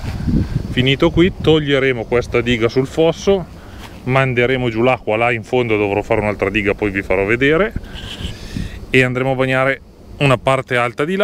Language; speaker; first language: Italian; native; Italian